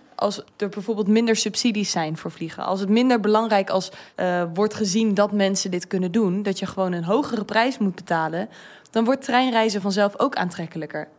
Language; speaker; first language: Dutch; early bilingual, heritage; Dutch